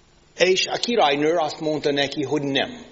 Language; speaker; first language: Hungarian; non-native, fluent; English